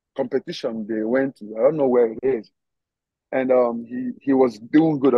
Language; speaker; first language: English; non-native, local second language; Igbo